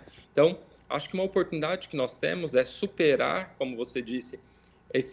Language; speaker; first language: Portuguese; native; Portuguese